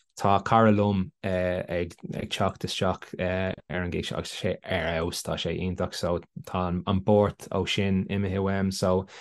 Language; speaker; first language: Irish; non-native, local second language; English